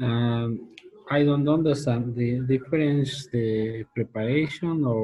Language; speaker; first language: English; non-native, learner; Spanish